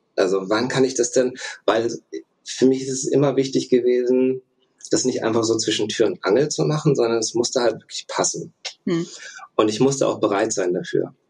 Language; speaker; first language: German; early bilingual, other home language; Russian